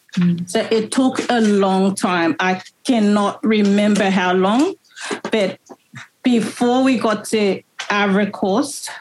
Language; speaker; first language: English; native; English